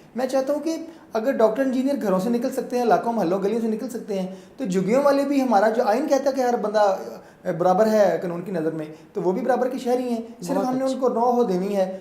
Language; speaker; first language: Urdu; non-native, local second language; Punjabi